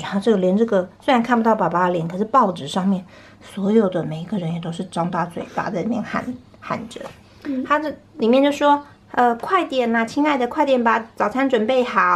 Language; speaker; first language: Chinese; native; Chinese